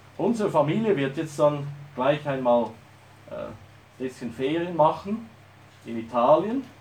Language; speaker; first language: German; native; German